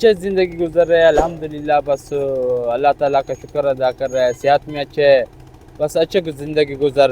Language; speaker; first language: Hindi; non-native, local second language; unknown